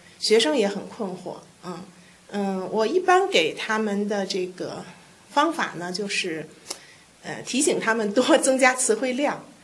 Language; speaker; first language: Chinese; native; Chinese